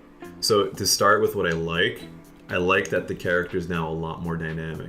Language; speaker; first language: English; native; English